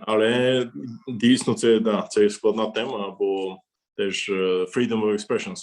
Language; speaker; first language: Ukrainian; non-native, fluent; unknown